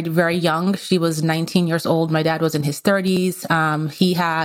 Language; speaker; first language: English; non-native, local second language; Yoruba